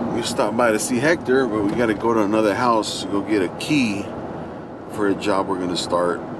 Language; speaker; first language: English; early bilingual, other home language; Spanish